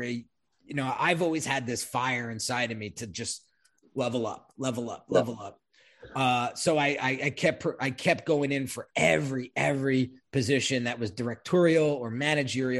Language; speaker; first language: English; native; English